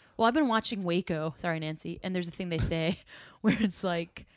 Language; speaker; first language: English; native; English